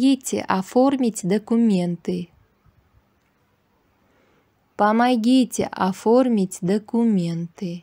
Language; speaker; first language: Russian; non-native, local second language; Uzbek